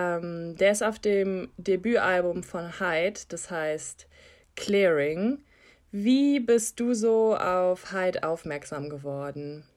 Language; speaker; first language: German; native; German